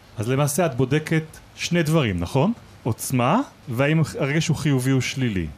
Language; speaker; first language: Hebrew; native; Hebrew